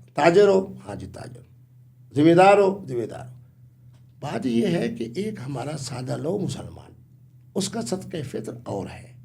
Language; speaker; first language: Urdu; non-native, local second language; Punjabi